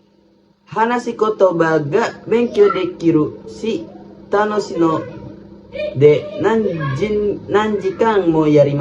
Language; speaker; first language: Japanese; non-native, learner; Indonesian